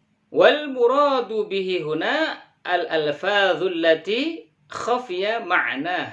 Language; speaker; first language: Arabic; non-native, fluent; Indonesian